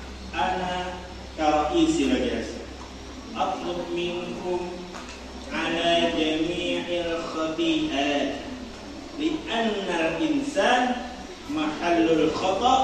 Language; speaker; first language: Arabic; non-native, learner; Indonesian